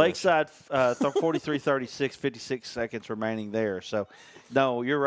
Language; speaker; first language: English; native; English